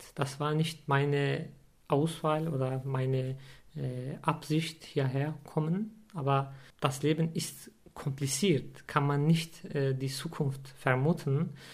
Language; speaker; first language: German; non-native, fluent; Turkish